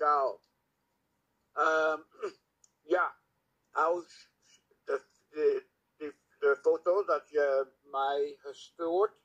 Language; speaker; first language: Dutch; non-native, learner; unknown